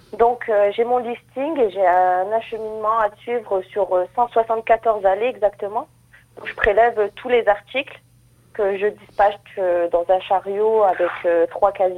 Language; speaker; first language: French; native; French